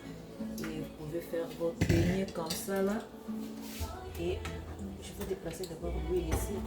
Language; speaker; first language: French; non-native, local second language; Lingala